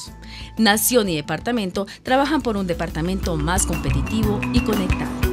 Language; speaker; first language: Spanish; native; Spanish